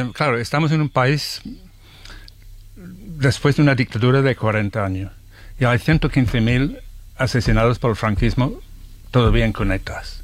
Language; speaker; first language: Spanish; non-native, fluent; English